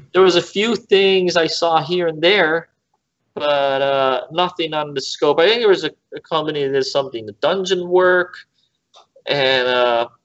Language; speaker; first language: English; native; English